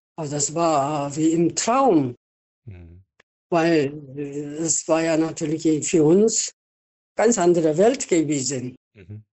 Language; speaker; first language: German; non-native, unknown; Korean